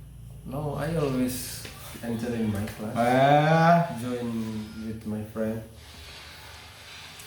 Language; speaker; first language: English; non-native, learner; Indonesian